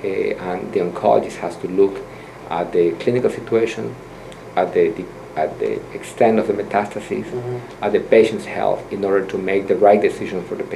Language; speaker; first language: English; non-native, fluent; Spanish